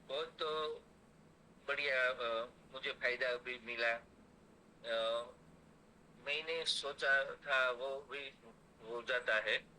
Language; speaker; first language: Hindi; non-native, local second language; Gujarati